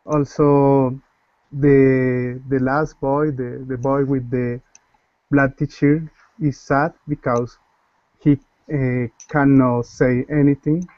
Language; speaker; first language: English; non-native, learner; Spanish